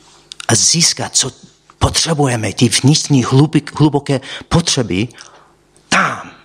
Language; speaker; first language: Czech; non-native, fluent; English